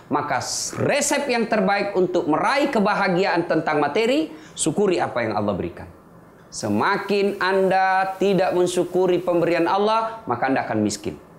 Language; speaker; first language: Indonesian; native; Indonesian